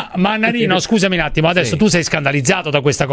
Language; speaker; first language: Italian; native; Italian